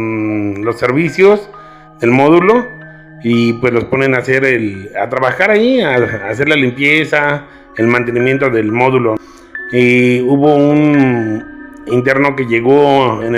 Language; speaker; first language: Spanish; native; Spanish